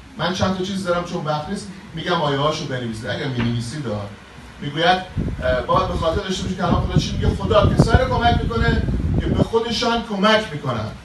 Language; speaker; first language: Persian; native; Persian